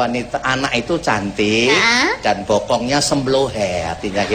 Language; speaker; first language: Indonesian; non-native, local second language; Javanese